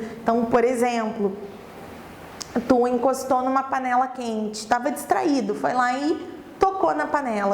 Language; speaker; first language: Portuguese; native; Portuguese